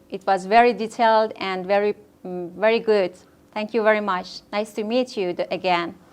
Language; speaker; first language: English; non-native, fluent; Persian